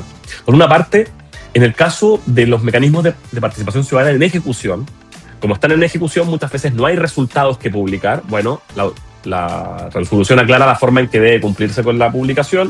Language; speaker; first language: Spanish; native; Spanish